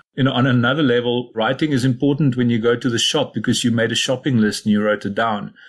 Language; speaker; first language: English; non-native, local second language; Afrikaans